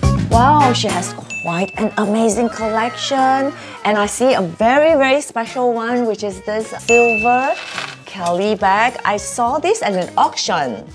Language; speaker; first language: English; native; English